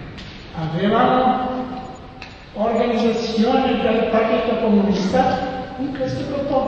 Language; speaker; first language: Italian; non-native, learner; Serbian